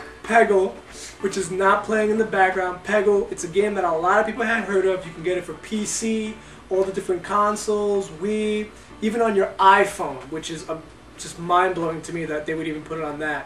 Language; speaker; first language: English; native; English